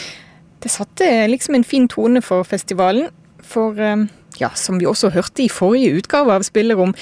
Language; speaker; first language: Norwegian; native; Norwegian